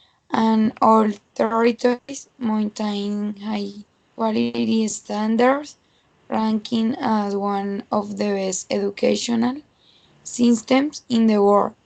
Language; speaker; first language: English; non-native, learner; Spanish